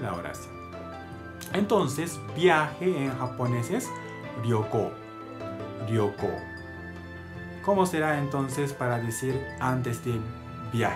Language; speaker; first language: Spanish; non-native, learner; Japanese